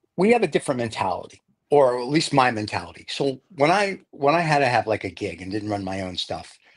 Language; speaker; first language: English; native; English